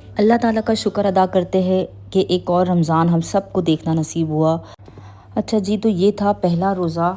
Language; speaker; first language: Urdu; native; Urdu